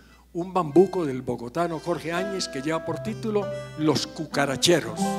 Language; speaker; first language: Spanish; native; Spanish